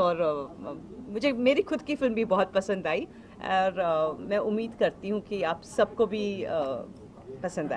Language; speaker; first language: Hindi; native; Hindi